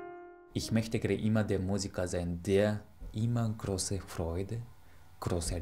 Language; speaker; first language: German; non-native, fluent; Japanese